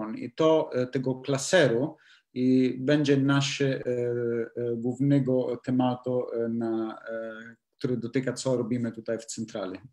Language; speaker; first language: Polish; non-native, learner; Italian